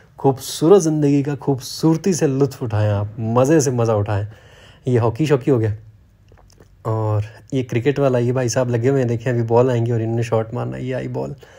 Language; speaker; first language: Hindi; native; Hindi